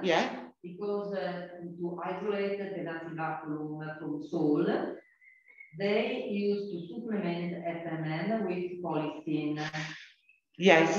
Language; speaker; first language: English; non-native, fluent; Italian